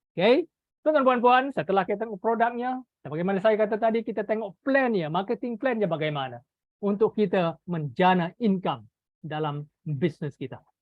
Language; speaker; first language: Malay; native; Malay